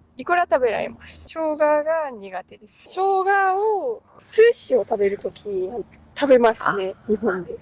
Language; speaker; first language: Japanese; non-native, fluent; French